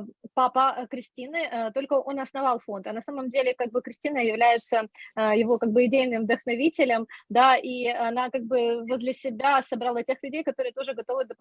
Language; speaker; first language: Russian; non-native, local second language; Ukrainian